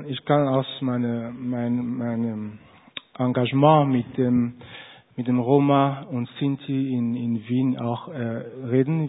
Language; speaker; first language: German; non-native, fluent; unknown